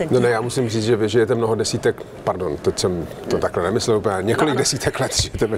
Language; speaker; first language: Czech; native; Czech